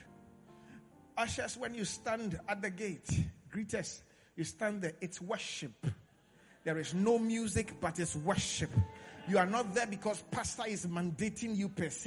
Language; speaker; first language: English; non-native, local second language; Akan